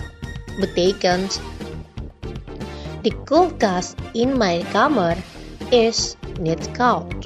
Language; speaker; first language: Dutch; non-native, fluent; Indonesian